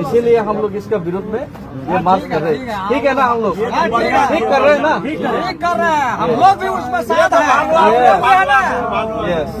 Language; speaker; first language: Hindi; non-native, local second language; Kok Borok